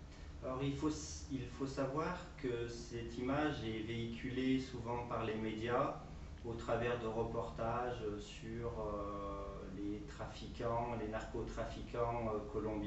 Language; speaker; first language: French; native; French